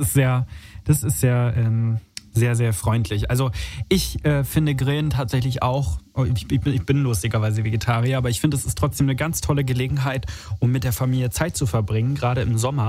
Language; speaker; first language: German; native; German